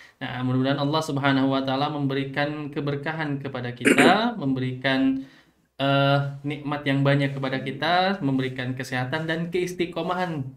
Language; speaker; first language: Indonesian; native; Indonesian